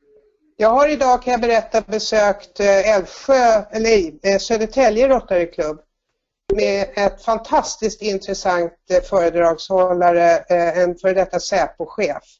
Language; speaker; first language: Swedish; native; Swedish